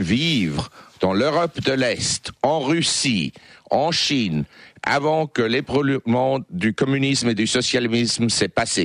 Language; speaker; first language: French; non-native, local second language; Swiss German